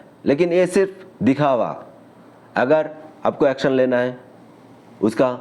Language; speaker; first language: Hindi; non-native, local second language; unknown